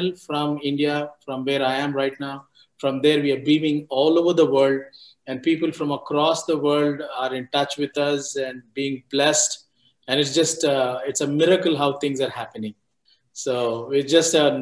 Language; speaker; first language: English; non-native, local second language; Telugu